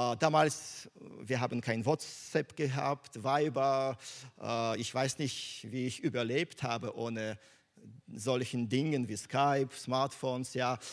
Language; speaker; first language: German; non-native, fluent; Russian